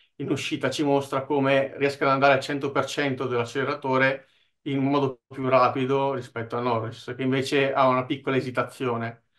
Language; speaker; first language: Italian; native; Italian